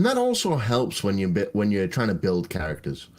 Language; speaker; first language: English; native; English